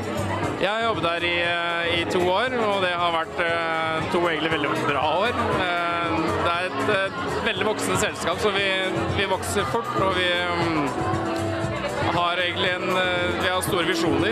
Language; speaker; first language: Norwegian; native; Norwegian